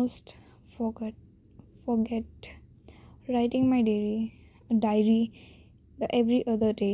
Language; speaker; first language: English; non-native, local second language; Hindi